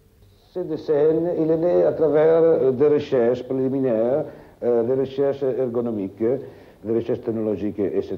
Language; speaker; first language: French; non-native, fluent; Italian